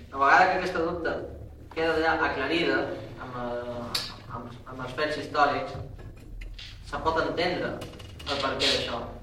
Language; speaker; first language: Catalan; native; Catalan